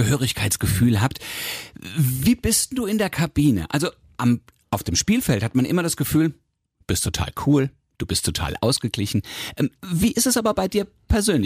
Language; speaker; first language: German; native; German